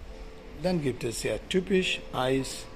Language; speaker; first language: German; non-native, fluent; Sinhala